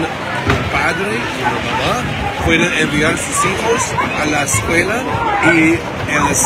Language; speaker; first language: Spanish; non-native, learner; English